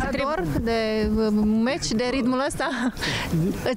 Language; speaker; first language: Romanian; native; Romanian